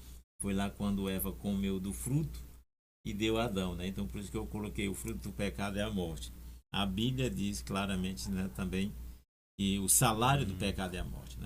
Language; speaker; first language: Portuguese; native; Portuguese